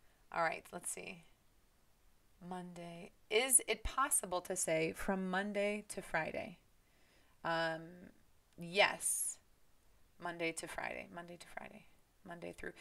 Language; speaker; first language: English; native; English